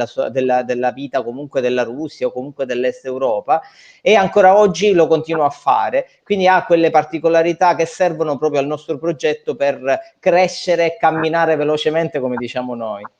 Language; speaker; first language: Italian; native; Italian